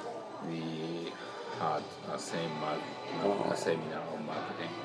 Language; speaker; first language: English; non-native, learner; Japanese